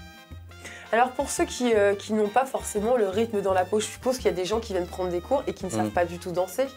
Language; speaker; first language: French; native; French